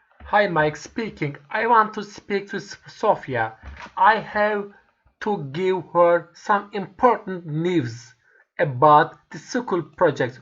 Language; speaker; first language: English; non-native, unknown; Turkish